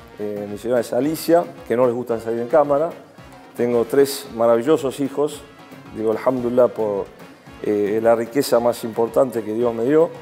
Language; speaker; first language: Spanish; early bilingual, other home language; Arabic